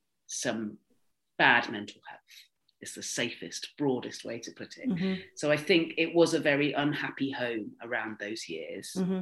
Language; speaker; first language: English; native; English